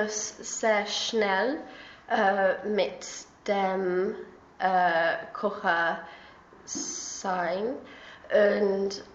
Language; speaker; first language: German; non-native, learner; English